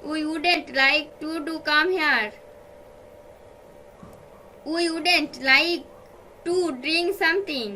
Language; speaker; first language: English; non-native, fluent; Bangla